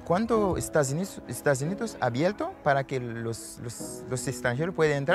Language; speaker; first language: Spanish; non-native, learner; Haitian Creole